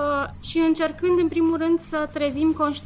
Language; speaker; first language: Romanian; native; Romanian